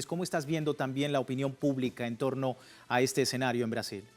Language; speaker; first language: Spanish; native; Spanish